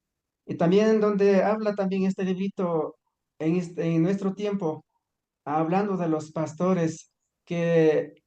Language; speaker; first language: Spanish; non-native, local second language; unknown